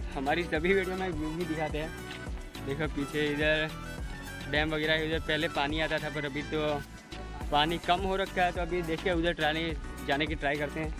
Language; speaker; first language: Hindi; non-native, local second language; Gujarati